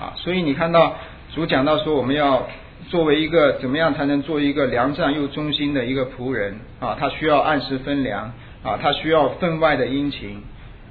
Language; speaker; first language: Chinese; native; Chinese